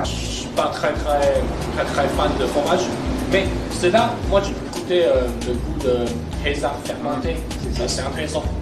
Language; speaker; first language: French; non-native, learner; Chinese